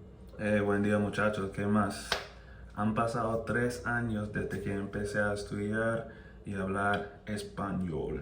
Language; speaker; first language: Spanish; non-native, fluent; English